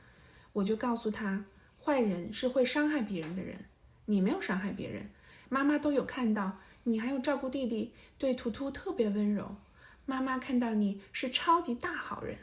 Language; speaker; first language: Chinese; native; Chinese